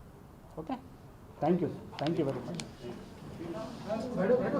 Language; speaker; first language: Telugu; non-native, local second language; Hindi